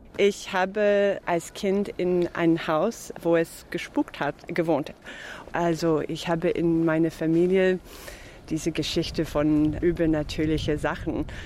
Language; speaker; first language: German; non-native, fluent; English